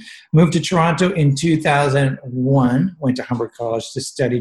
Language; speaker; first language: English; native; English